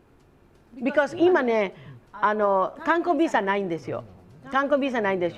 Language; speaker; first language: Japanese; non-native, fluent; Filipino